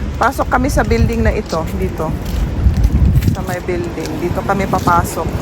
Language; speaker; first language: Filipino; native; Filipino